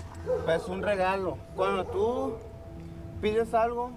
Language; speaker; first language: Spanish; native; Spanish